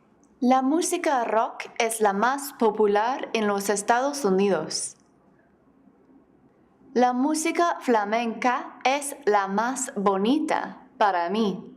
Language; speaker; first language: Spanish; non-native, fluent; English